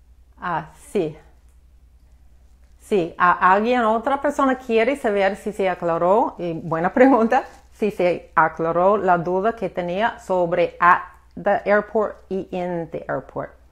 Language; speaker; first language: Spanish; non-native, fluent; English